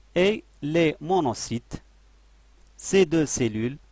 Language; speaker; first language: French; non-native, local second language; Arabic